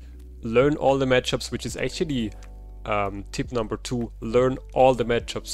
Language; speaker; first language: English; non-native, fluent; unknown